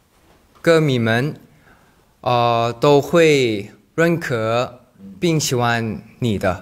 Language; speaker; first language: Chinese; non-native, learner; Thai